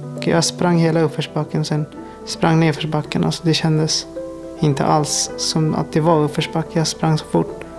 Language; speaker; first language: Swedish; non-native, fluent; Persian